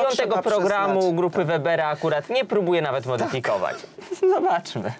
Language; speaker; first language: Polish; native; Polish